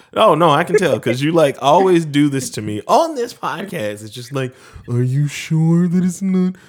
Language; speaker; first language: English; native; English